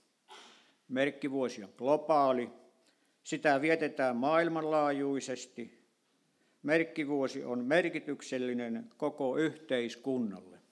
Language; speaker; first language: Finnish; native; Finnish